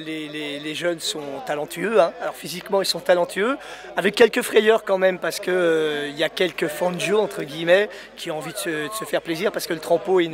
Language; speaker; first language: French; native; French